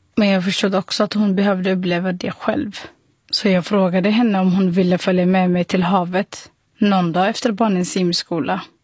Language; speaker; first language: Swedish; non-native, fluent; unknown